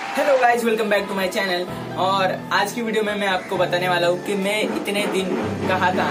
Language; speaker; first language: Hindi; non-native, local second language; Marathi